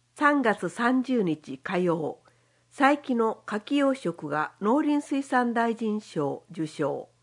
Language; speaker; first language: Japanese; native; Japanese